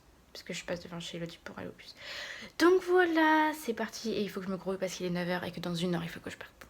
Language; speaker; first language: French; native; French